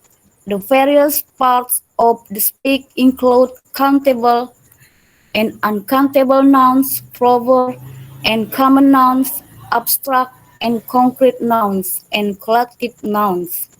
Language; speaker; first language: English; non-native, learner; Indonesian